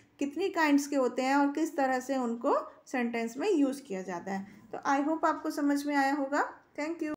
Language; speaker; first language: Hindi; native; Hindi